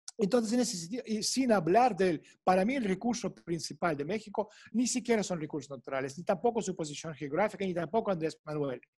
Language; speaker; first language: Spanish; non-native, fluent; Russian